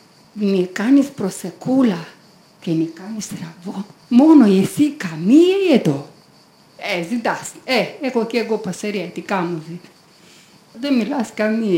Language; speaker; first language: Greek; non-native, learner; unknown